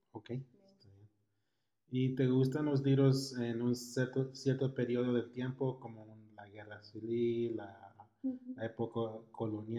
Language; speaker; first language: Spanish; early bilingual, heritage; Spanish